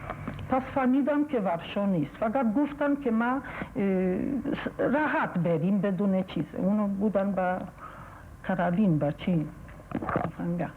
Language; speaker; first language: Persian; non-native, fluent; Polish